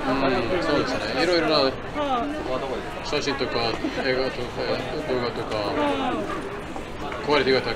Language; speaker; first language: Japanese; non-native, learner; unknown